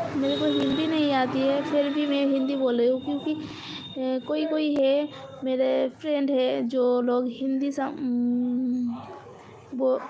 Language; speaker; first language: Hindi; non-native, local second language; Bangla